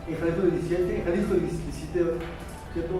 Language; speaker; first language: Spanish; native; Spanish